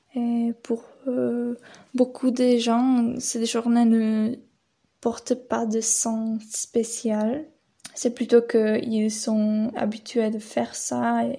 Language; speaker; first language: French; non-native, fluent; Czech